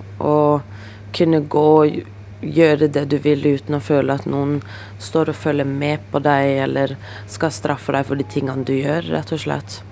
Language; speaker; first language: Norwegian; early bilingual, other home language; Portuguese